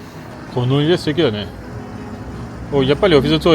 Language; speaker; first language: Japanese; non-native, fluent; French